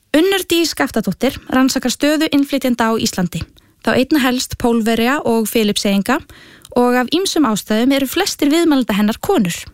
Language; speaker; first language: Icelandic; native; Icelandic